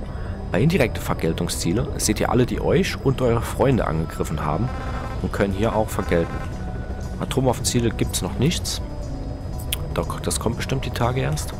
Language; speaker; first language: German; native; German